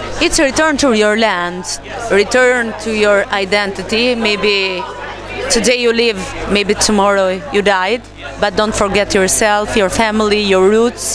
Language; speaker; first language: English; non-native, learner; Albanian